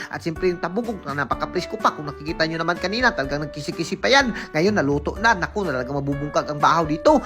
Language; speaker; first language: Filipino; non-native, local second language; Cebuano